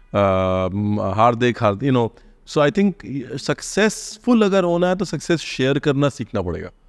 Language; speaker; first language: Hindi; native; Hindi